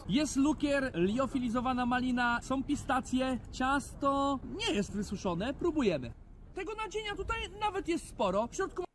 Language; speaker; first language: Polish; native; Polish